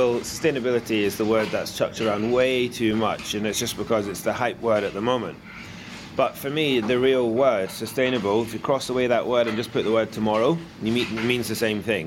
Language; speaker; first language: English; native; English